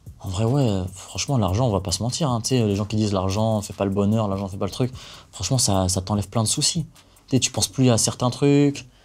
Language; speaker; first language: French; native; French